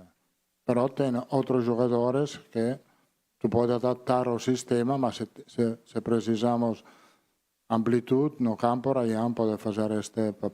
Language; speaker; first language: Portuguese; non-native, fluent; Italian